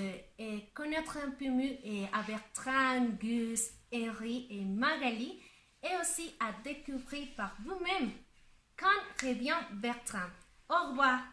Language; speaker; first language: French; non-native, learner; Spanish